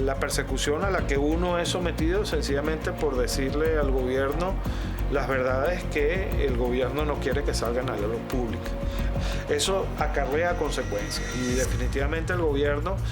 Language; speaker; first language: Spanish; native; Spanish